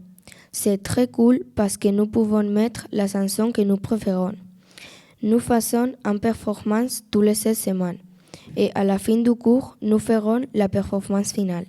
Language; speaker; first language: French; non-native, learner; Spanish